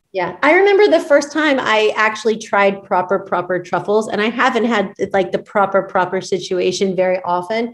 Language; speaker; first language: English; native; English